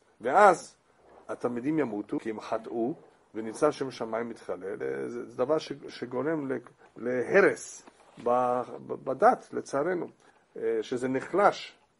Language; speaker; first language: Hebrew; non-native, fluent; English